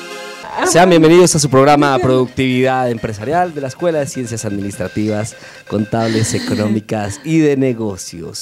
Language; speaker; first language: Spanish; native; Spanish